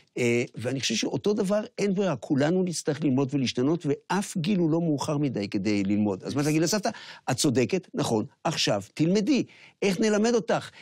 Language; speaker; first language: Hebrew; native; Hebrew